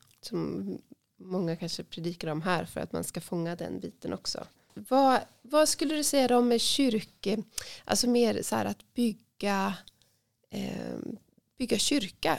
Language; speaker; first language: Swedish; native; Swedish